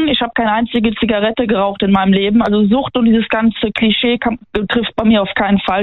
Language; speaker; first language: German; native; German